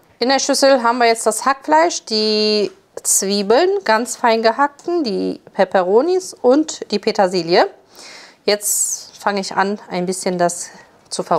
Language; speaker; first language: German; early bilingual, other home language; Polish